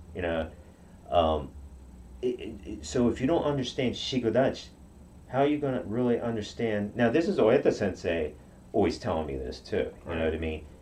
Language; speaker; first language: English; non-native, fluent; Japanese